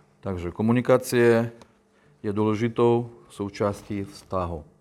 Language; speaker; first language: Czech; non-native, learner; Russian